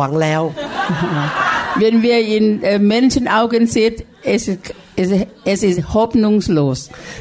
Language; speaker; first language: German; non-native, learner; Thai